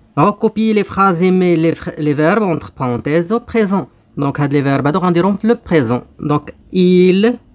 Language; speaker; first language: French; non-native, local second language; Arabic